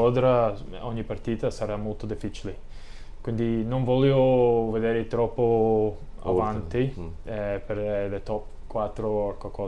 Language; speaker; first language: Italian; non-native, learner; English